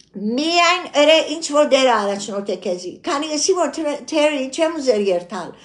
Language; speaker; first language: Armenian; early bilingual, heritage; Armenian